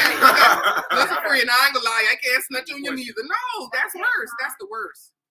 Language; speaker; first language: English; native; English